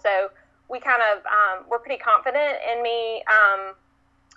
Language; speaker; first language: English; native; English